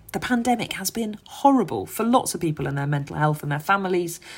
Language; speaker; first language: English; native; English